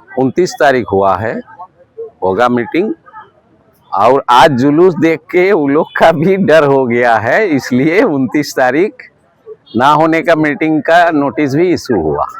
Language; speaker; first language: Hindi; non-native, local second language; Bangla